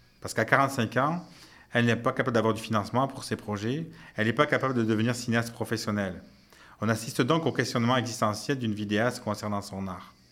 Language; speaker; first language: French; native; French